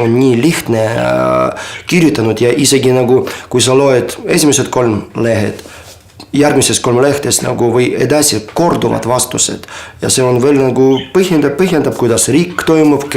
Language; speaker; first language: Estonian; non-native, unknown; Ukrainian